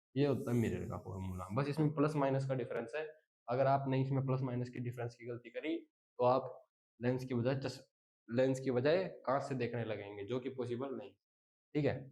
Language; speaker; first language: Hindi; native; Hindi